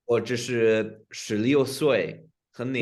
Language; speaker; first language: Chinese; non-native, fluent; English